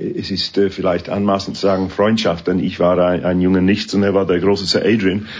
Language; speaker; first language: German; non-native, fluent; English